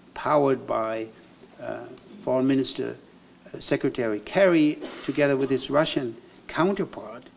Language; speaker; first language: English; non-native, fluent; German